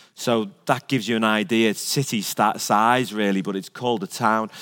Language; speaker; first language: English; native; English